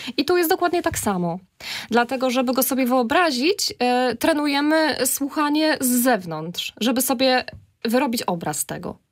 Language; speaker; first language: Polish; native; Polish